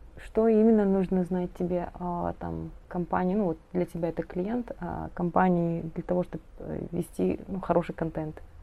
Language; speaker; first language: Russian; non-native, local second language; Kazakh